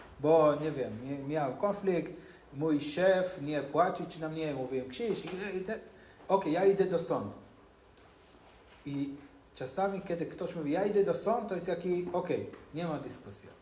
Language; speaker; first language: Polish; non-native, learner; Hebrew